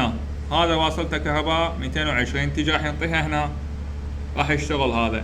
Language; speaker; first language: Arabic; native; Arabic